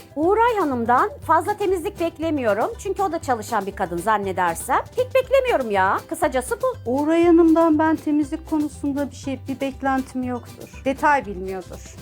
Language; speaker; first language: Turkish; native; Turkish